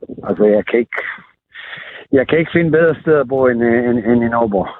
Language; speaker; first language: Danish; non-native, fluent; Serbian